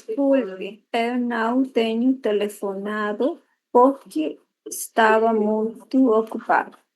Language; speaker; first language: Portuguese; non-native, learner; Spanish